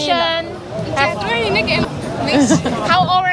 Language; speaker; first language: English; non-native, learner; Vietnamese